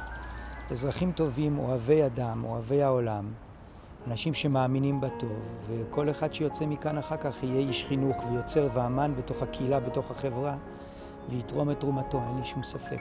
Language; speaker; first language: Hebrew; native; Hebrew